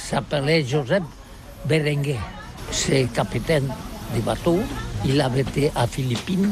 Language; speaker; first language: French; non-native, learner; Catalan